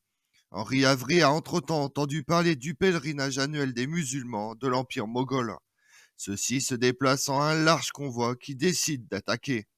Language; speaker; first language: French; native; French